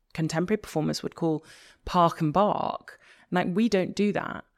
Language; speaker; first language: English; native; English